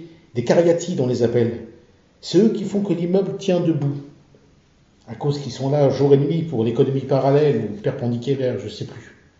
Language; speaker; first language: French; native; French